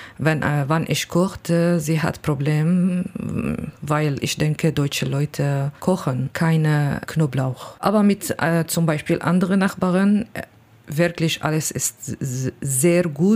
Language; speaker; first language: German; non-native, learner; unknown